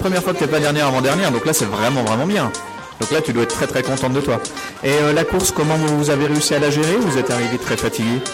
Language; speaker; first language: French; native; French